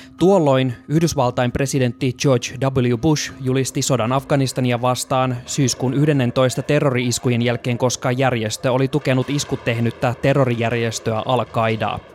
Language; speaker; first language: Finnish; native; Finnish